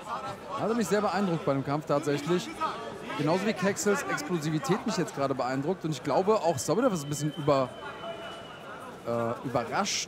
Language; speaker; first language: German; native; German